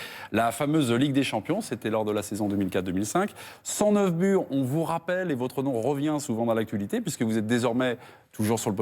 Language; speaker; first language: French; native; French